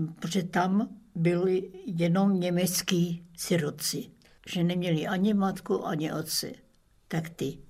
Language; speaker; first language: Czech; early bilingual, other home language; German